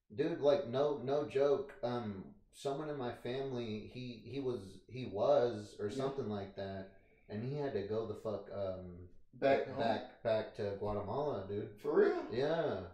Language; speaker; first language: English; native; English